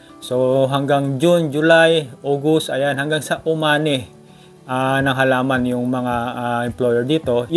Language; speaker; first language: Filipino; native; Filipino